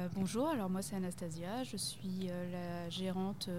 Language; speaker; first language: French; native; French